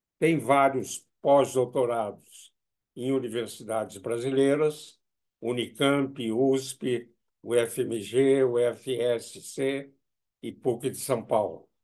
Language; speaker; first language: Portuguese; native; Portuguese